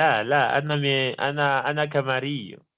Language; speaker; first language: Arabic; non-native, learner; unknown